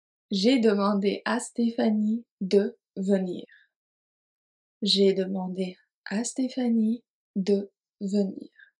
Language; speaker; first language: French; native; French